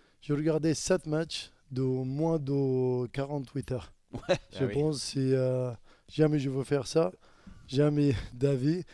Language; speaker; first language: French; non-native, learner; Arabic